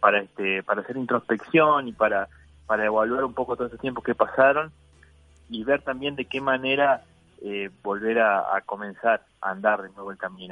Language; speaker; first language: Spanish; native; Spanish